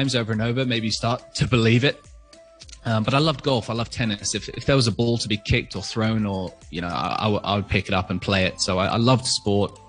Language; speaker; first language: English; native; English